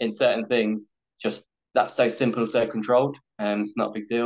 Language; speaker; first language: English; native; English